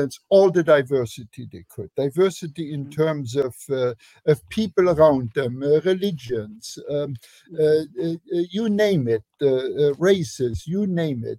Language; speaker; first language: English; non-native, fluent; Luxembourgish